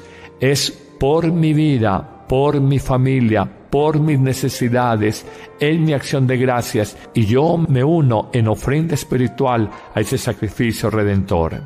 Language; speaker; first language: Spanish; native; Spanish